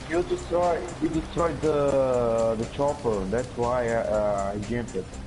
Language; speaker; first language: English; non-native, fluent; Portuguese